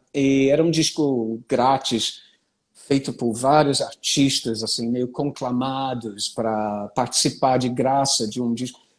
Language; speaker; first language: Portuguese; non-native, fluent; English